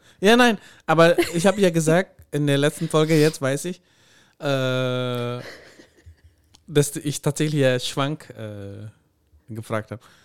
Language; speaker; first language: German; non-native, fluent; Indonesian